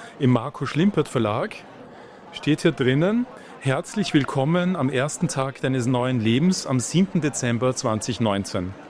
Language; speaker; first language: German; native; German